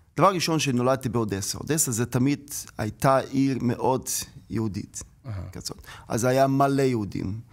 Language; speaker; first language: Hebrew; non-native, learner; Russian